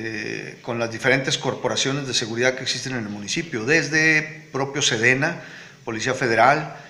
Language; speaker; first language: Spanish; native; Spanish